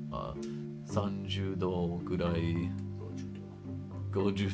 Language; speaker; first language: Japanese; non-native, learner; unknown